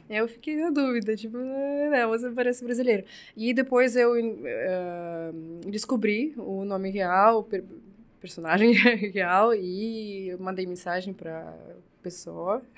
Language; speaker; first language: Portuguese; non-native, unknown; Russian